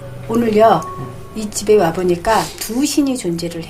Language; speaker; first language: Korean; native; Korean